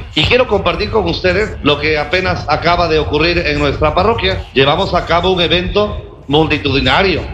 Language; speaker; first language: Spanish; native; Spanish